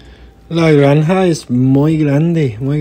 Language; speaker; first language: Spanish; non-native, learner; English